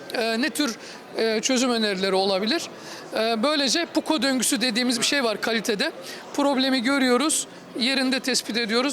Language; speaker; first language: Turkish; native; Turkish